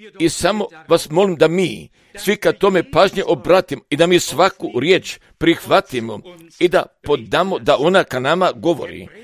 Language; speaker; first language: Croatian; non-native, fluent; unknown